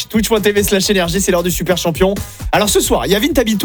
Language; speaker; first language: French; native; French